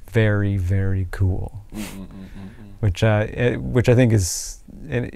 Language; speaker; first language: English; native; English